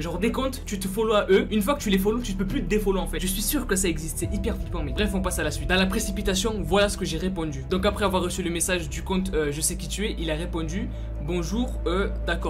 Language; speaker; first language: French; native; French